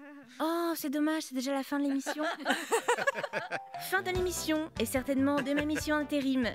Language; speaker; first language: French; native; French